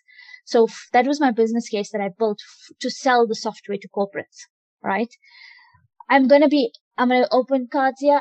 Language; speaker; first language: English; native; English